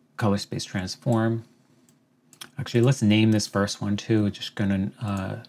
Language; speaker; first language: English; native; English